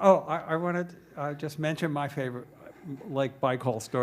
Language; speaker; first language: English; native; English